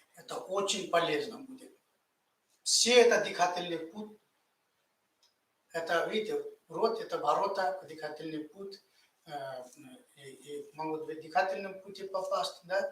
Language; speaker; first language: Russian; non-native, fluent; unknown